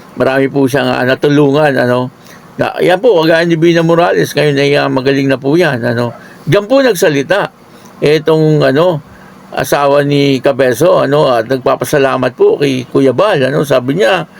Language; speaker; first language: Filipino; native; Filipino